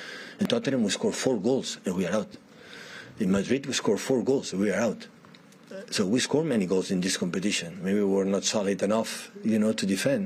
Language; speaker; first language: English; non-native, fluent; Spanish